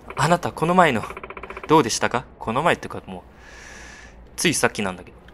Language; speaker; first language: Japanese; non-native, fluent; Chinese